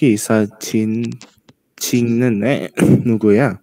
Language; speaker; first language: Korean; non-native, learner; Indonesian